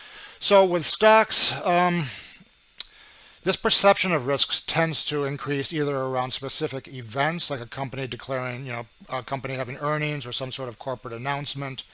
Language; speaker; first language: English; native; English